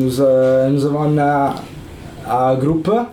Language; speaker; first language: French; non-native, learner; Italian